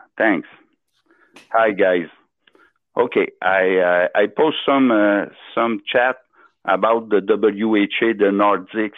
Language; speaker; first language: English; non-native, local second language; French